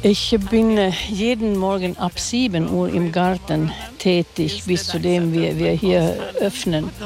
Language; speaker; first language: German; non-native, fluent; Swedish